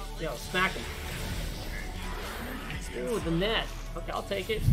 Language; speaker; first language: English; native; English